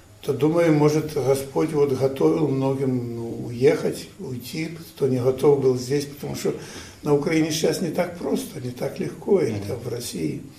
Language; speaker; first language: Russian; non-native, fluent; Ukrainian